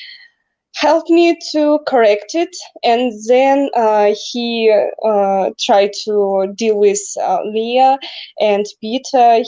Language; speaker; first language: English; non-native, learner; Russian